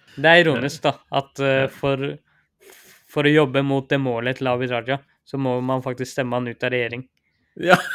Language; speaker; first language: Norwegian; early bilingual, other home language; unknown